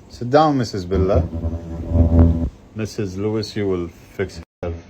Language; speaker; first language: English; non-native, learner; Arabic